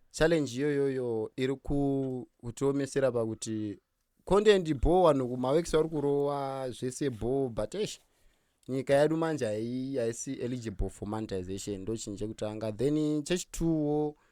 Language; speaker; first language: Shona; native; Shona